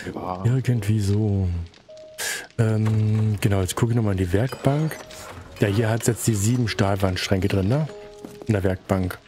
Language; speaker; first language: German; native; German